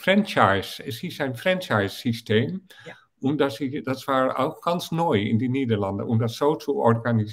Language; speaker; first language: German; non-native, fluent; Dutch